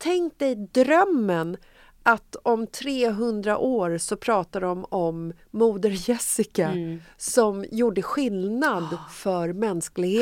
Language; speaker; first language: Swedish; native; Swedish